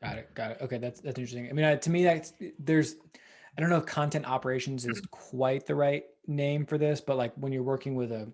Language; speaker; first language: English; native; English